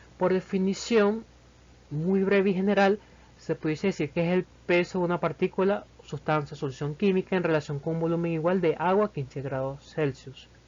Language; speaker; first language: Spanish; native; Spanish